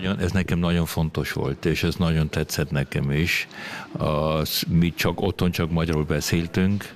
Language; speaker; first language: Hungarian; early bilingual, heritage; Hungarian